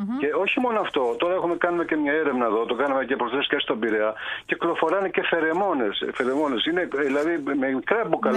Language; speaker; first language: Greek; native; Greek